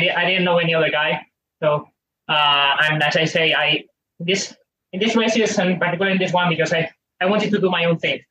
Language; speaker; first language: English; non-native, fluent; Spanish